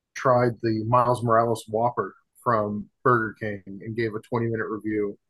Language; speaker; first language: English; native; English